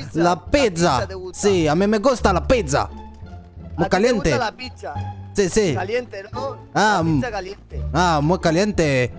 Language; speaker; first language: Spanish; non-native, learner; French